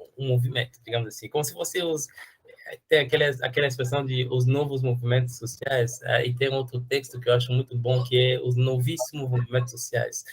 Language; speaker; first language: Portuguese; non-native, fluent; French